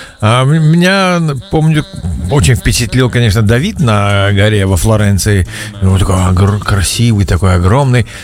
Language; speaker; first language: Russian; native; Russian